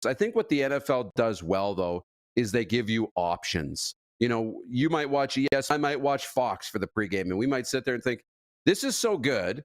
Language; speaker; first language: English; native; English